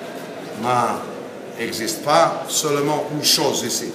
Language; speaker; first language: French; non-native, learner; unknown